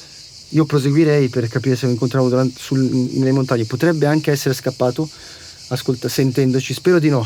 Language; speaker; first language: Italian; native; Italian